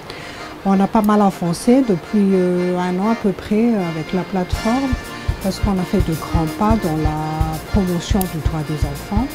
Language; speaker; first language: French; non-native, local second language; Malagasy